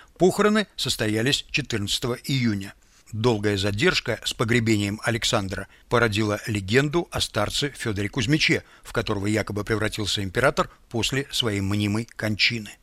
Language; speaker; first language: Russian; native; Russian